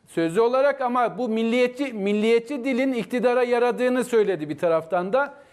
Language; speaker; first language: Turkish; native; Turkish